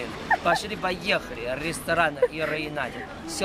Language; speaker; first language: Russian; non-native, learner; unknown